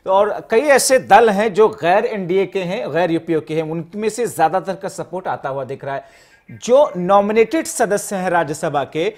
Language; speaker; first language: Hindi; native; Hindi